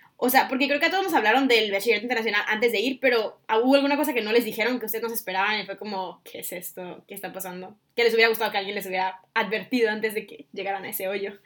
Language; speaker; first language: Spanish; native; Spanish